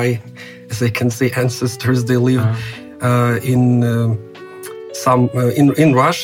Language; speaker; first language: English; non-native, fluent; Kazakh